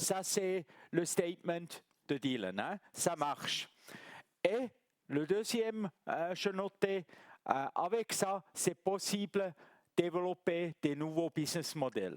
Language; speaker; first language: French; non-native, local second language; German